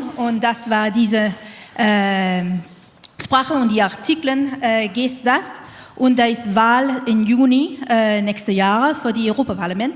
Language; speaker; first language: German; non-native, learner; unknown